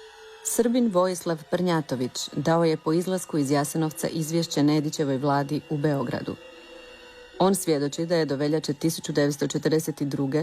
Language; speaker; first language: Croatian; native; Croatian